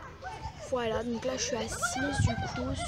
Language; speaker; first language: French; native; French